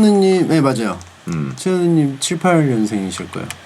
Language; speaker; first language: Korean; native; Korean